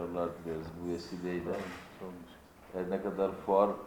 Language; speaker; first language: Turkish; native; Turkish